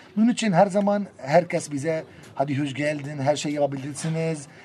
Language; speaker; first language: Turkish; non-native, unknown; Arabic